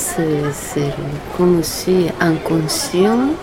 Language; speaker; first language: French; non-native, learner; Japanese